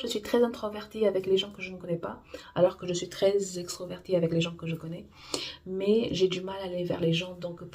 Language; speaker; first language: French; non-native, fluent; Portuguese